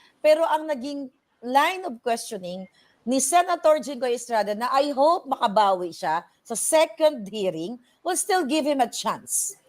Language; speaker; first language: Filipino; native; Filipino